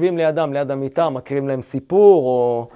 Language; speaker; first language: Hebrew; native; Hebrew